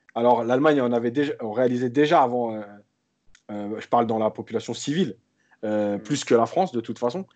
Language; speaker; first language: French; native; French